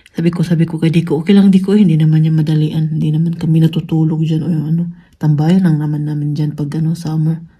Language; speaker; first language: Filipino; non-native, local second language; Cebuano